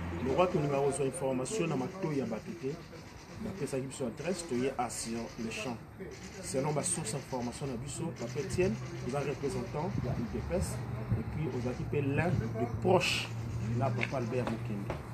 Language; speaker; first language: French; non-native, local second language; Lingala